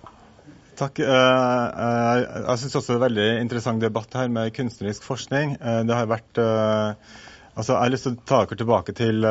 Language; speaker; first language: Norwegian; native; Norwegian